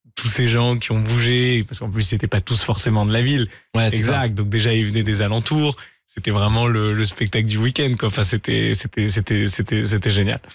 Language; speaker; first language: French; native; French